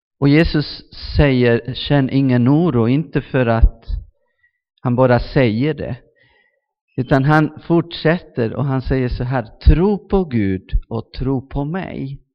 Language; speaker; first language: Swedish; non-native, fluent; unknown